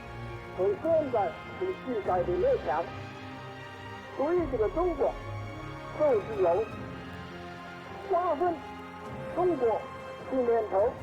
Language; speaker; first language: Chinese; non-native, local second language; Cantonese